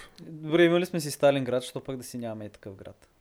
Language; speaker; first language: Bulgarian; native; Bulgarian